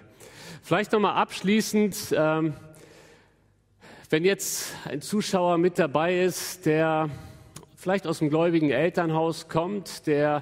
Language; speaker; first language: German; native; German